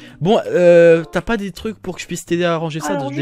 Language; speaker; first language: French; native; French